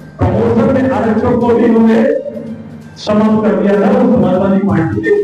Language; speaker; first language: Hindi; native; Hindi